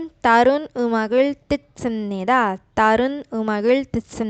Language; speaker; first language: Korean; non-native, learner; Urdu